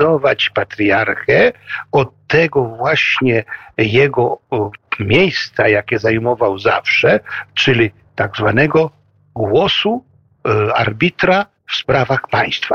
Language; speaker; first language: Polish; native; Polish